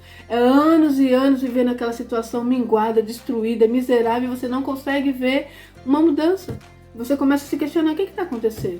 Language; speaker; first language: Portuguese; native; Portuguese